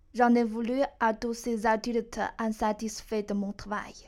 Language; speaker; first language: French; non-native, fluent; Chinese